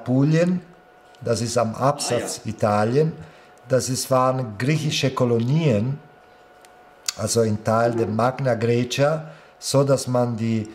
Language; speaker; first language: German; non-native, fluent; Italian